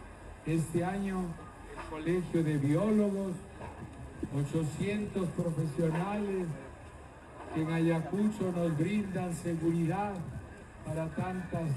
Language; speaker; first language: Spanish; native; Spanish